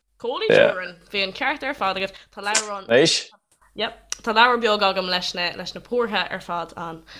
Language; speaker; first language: Irish; non-native, local second language; English